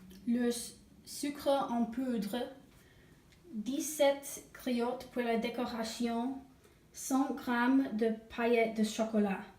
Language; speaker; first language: French; non-native, learner; English